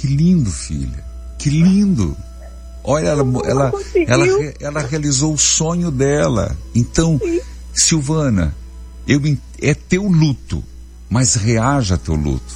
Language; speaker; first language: Portuguese; native; Portuguese